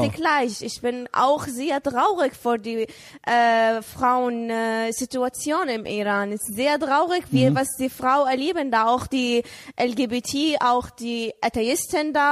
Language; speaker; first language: German; non-native, learner; Arabic